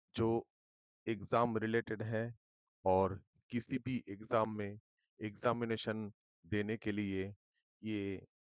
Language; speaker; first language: Hindi; non-native, local second language; Bangla